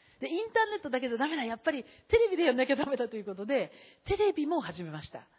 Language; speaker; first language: Japanese; native; Japanese